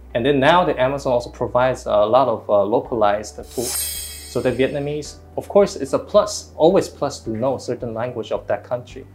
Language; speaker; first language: English; non-native, fluent; Korean